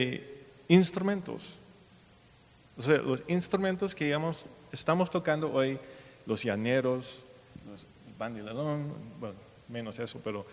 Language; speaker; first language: Spanish; non-native, fluent; English